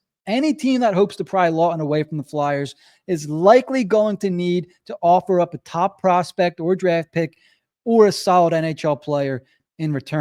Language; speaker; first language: English; native; English